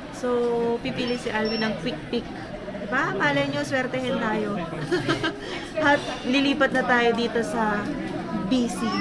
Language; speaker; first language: Filipino; native; Filipino